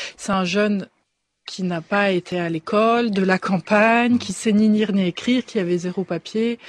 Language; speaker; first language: French; native; French